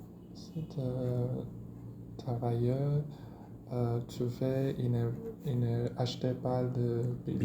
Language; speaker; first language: French; non-native, learner; Chinese